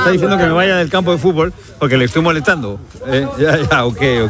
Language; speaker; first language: Spanish; native; Spanish